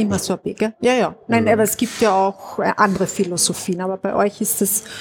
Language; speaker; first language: German; native; German